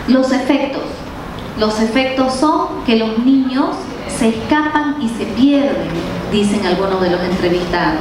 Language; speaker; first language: Spanish; native; Spanish